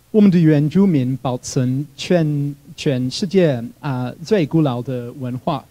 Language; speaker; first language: Chinese; non-native, fluent; English